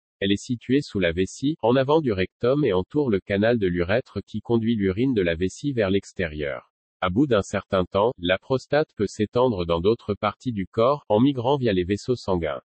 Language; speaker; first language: French; non-native, local second language; Wolof